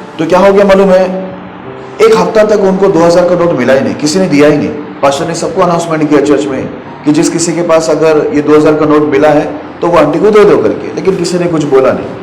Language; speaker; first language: Hindi; non-native, local second language; Marathi